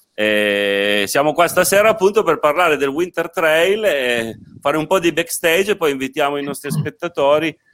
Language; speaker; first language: Italian; native; Italian